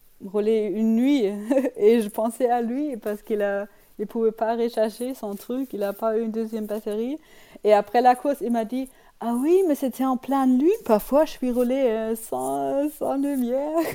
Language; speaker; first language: French; non-native, learner; German